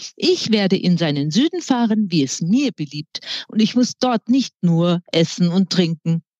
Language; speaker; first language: German; native; German